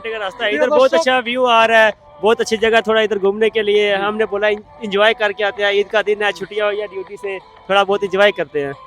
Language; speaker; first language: Hindi; non-native, fluent; Bangla